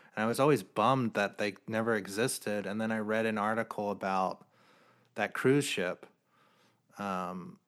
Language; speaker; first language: English; native; English